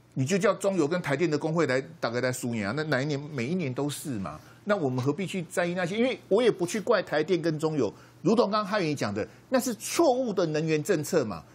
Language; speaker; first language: Chinese; native; Chinese